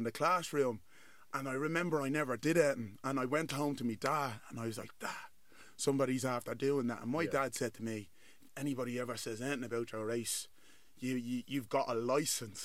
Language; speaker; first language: English; native; English